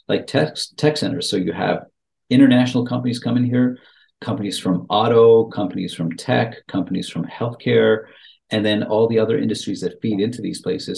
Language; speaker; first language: English; native; English